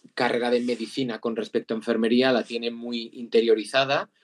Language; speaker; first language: Spanish; native; Spanish